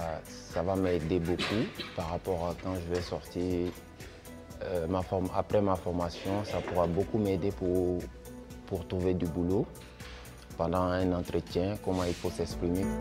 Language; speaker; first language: French; non-native, fluent; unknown